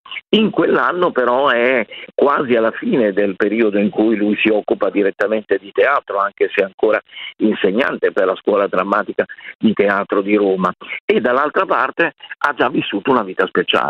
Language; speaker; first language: Italian; native; Italian